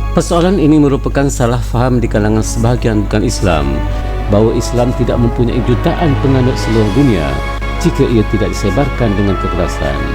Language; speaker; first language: Malay; native; Malay